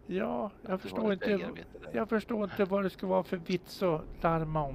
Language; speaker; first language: Swedish; native; Swedish